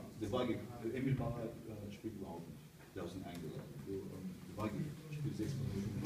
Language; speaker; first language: German; non-native, learner; Azerbaijani